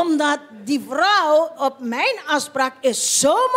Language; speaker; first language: Dutch; non-native, fluent; Indonesian